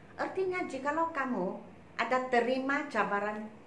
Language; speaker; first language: Malay; non-native, local second language; Chinese